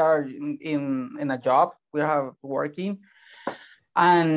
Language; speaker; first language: English; non-native, fluent; Spanish